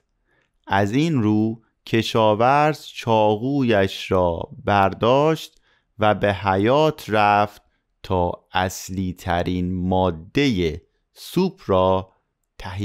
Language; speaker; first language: Persian; native; Persian